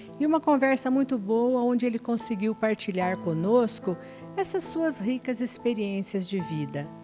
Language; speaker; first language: Portuguese; native; Portuguese